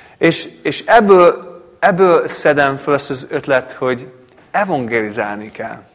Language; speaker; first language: Hungarian; non-native, fluent; English